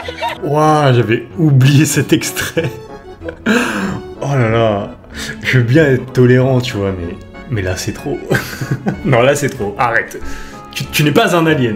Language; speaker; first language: French; native; French